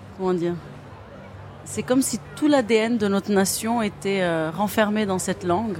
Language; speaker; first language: French; non-native, fluent; Kabuverdianu